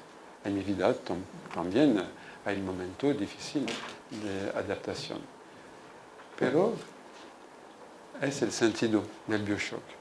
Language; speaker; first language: Spanish; non-native, fluent; French